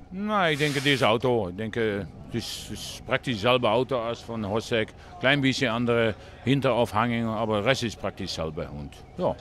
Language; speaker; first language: German; non-native, learner; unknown